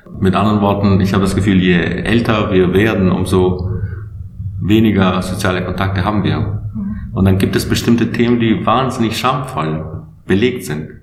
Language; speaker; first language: German; non-native, fluent; Albanian